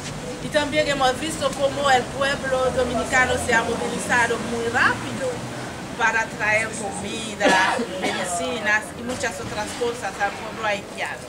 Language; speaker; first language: Spanish; non-native, fluent; Haitian Creole